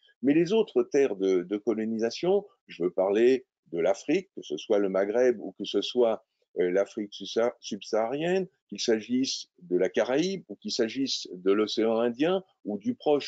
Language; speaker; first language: French; native; French